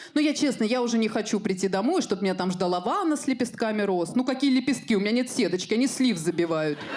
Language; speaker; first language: Russian; native; Russian